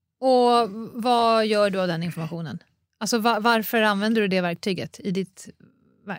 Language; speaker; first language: Swedish; native; Swedish